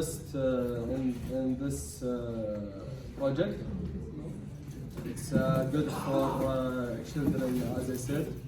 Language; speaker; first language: English; non-native, learner; Arabic